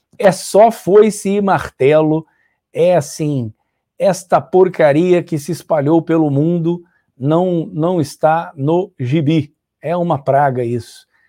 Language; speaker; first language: Portuguese; native; Portuguese